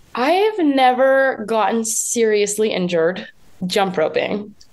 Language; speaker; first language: English; native; English